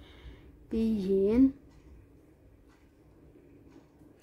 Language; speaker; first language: Burmese; non-native, local second language; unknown